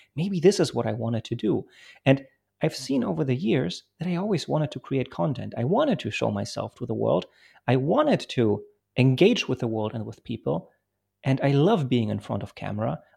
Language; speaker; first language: English; non-native, fluent; German